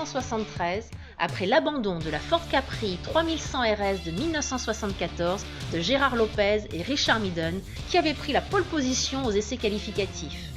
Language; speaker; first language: French; native; French